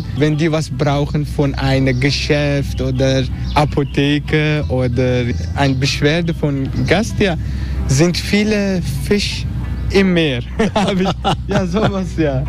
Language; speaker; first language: German; non-native, learner; Turkish